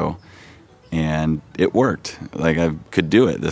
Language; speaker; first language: English; native; English